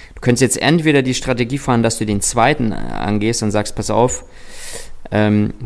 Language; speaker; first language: German; early bilingual, other home language; Russian